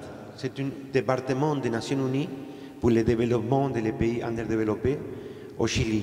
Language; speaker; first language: French; non-native, fluent; Spanish